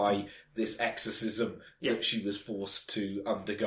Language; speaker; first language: English; native; English